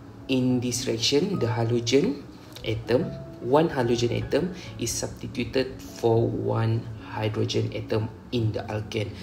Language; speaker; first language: English; non-native, local second language; Malay